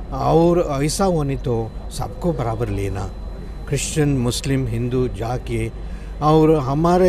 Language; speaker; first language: Hindi; non-native, local second language; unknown